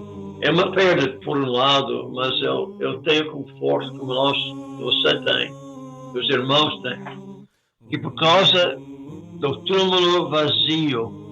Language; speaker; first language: Portuguese; non-native, fluent; English